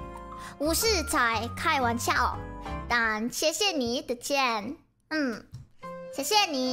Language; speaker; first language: Chinese; non-native, learner; Indonesian